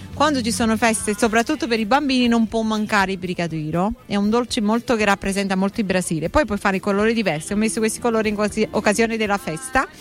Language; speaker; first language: Italian; non-native, fluent; Portuguese